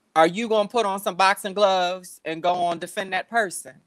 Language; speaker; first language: English; native; English